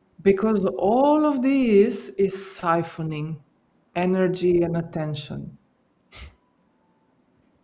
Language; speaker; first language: English; non-native, fluent; Slovenian